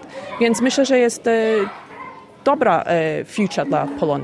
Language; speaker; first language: Polish; early bilingual, heritage; Polish